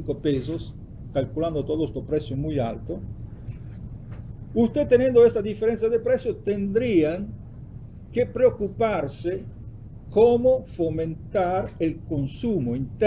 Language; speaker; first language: Spanish; non-native, fluent; Italian